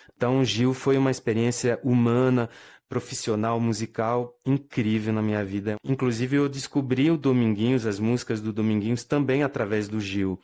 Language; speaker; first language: Portuguese; non-native, fluent; French